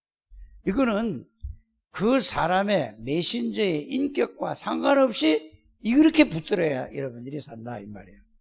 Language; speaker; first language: Korean; native; Korean